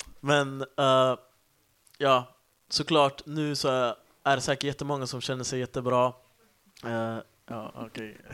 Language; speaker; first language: Swedish; early bilingual, other home language; Tigrinya